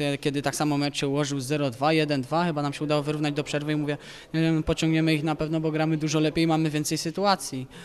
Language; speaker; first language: Polish; native; Polish